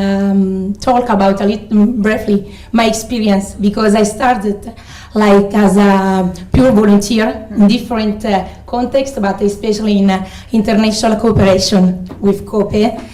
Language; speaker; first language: English; non-native, fluent; Italian